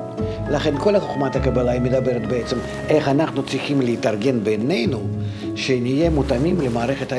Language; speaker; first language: Hebrew; non-native, fluent; Russian